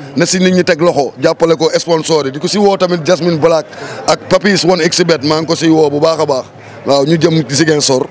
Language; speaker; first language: Wolof; native; Wolof